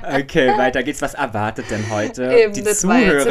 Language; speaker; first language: German; native; German